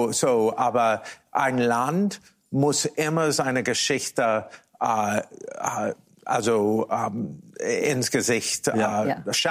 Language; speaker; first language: German; non-native, fluent; English